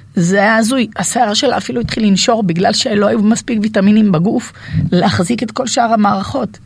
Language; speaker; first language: Hebrew; native; Hebrew